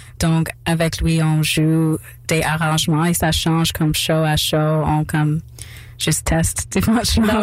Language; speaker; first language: French; non-native, local second language; English